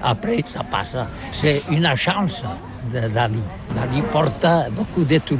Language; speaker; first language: French; non-native, learner; Catalan